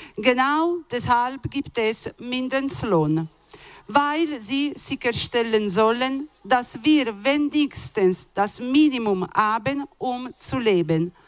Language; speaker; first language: German; non-native, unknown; Italian